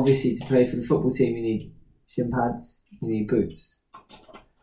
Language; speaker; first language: English; native; English